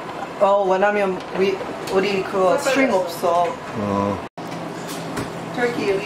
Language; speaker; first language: Korean; early bilingual, heritage; Korean